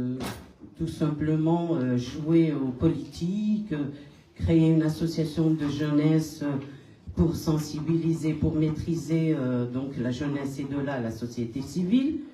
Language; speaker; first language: French; non-native, local second language; Kabyle